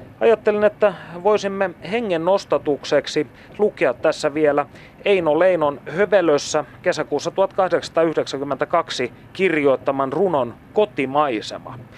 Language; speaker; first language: Finnish; native; Finnish